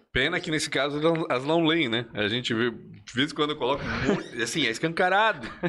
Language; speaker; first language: Portuguese; early bilingual, other home language; Spanish